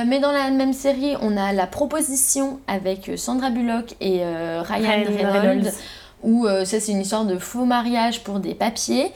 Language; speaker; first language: French; native; French